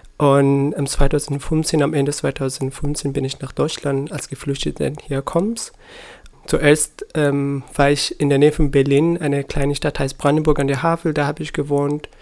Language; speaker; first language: German; non-native, learner; Persian